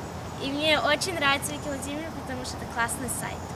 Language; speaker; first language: Russian; early bilingual, heritage; Russian